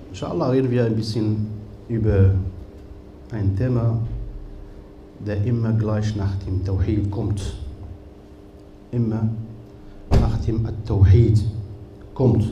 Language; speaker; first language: German; non-native, fluent; Arabic